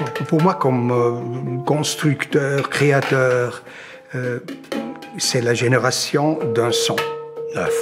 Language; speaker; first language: French; non-native, local second language; German